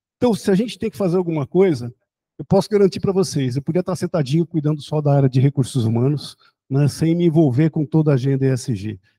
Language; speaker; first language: Portuguese; early bilingual, other home language; German